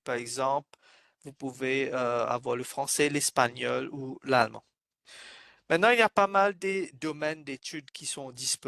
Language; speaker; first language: French; non-native, fluent; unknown